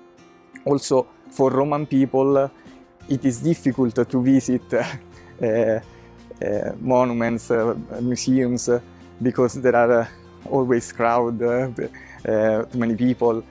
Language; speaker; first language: English; non-native, fluent; Italian